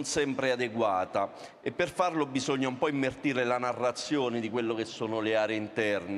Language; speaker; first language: Italian; native; Italian